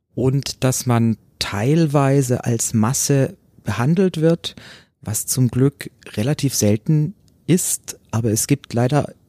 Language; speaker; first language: German; native; German